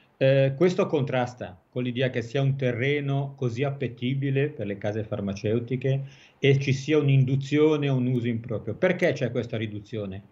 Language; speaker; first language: Italian; native; Italian